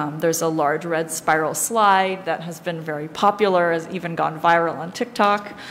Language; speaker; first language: English; native; English